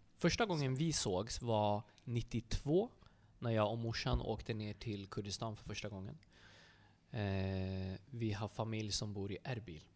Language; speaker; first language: Swedish; native; Swedish